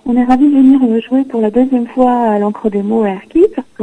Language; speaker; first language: French; native; French